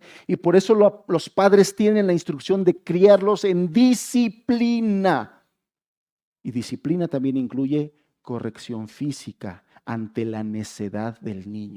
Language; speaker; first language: Spanish; native; Spanish